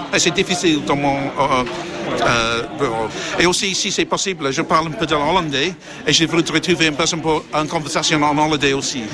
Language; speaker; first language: French; non-native, learner; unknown